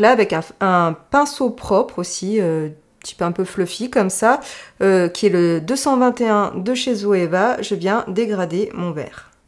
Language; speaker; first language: French; native; French